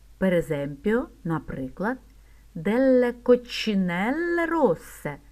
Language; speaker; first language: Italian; non-native, fluent; Ukrainian